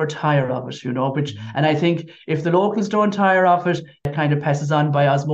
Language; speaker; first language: English; native; English